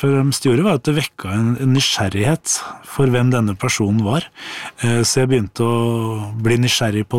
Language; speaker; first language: Norwegian; native; Norwegian